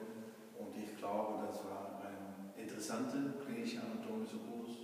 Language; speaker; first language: German; non-native, fluent; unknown